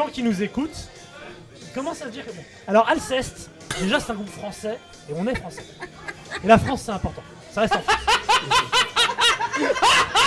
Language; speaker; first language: French; native; French